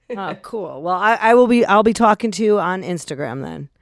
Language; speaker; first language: English; native; English